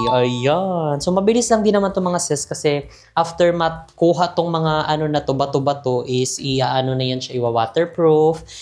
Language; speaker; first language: Filipino; non-native, local second language; Cebuano